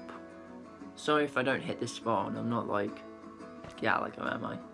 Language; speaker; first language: English; native; English